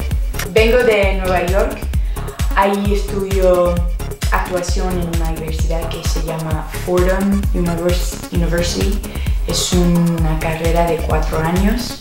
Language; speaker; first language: Spanish; non-native, fluent; English